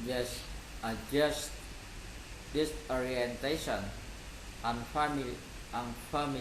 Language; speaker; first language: English; non-native, learner; Vietnamese